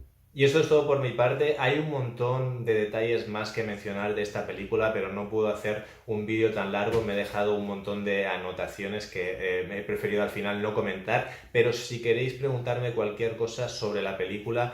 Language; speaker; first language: Spanish; native; Spanish